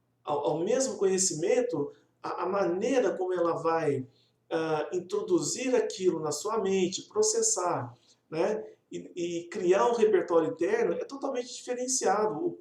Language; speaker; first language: Portuguese; native; Portuguese